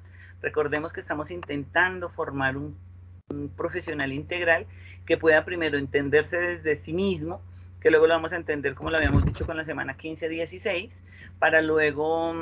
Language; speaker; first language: Spanish; native; Spanish